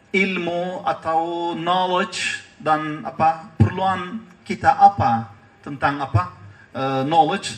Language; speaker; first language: Indonesian; non-native, learner; Turkish